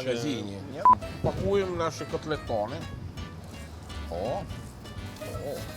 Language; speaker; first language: Russian; non-native, fluent; Italian